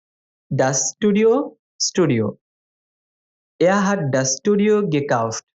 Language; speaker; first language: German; non-native, fluent; Bangla